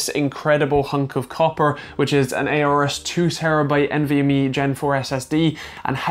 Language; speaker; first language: English; native; English